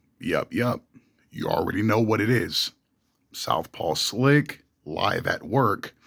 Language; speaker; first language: English; native; English